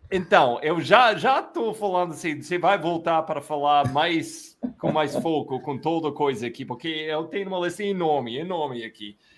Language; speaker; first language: Portuguese; non-native, fluent; English